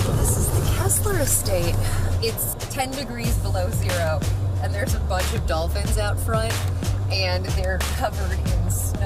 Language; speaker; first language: English; native; English